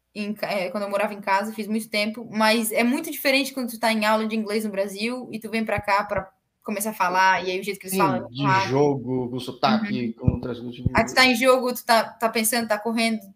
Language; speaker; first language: Portuguese; native; Portuguese